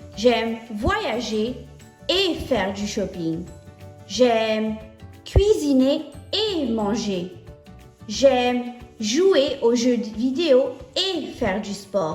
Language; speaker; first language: French; non-native, fluent; English